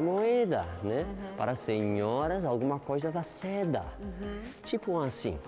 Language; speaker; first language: Portuguese; non-native, learner; Turkish